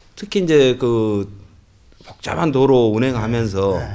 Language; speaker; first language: Korean; native; Korean